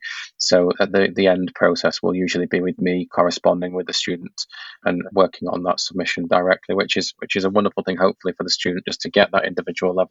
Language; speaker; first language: English; native; English